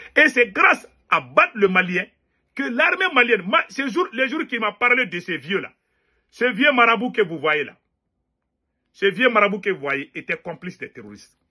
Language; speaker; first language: French; non-native, local second language; Bambara